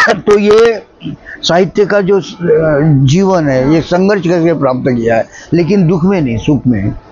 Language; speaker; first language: Hindi; non-native, local second language; Marathi